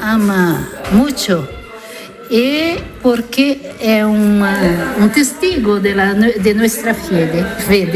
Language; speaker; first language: Spanish; non-native, learner; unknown